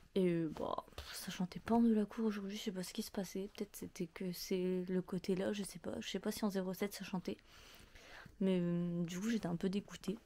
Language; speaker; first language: French; native; French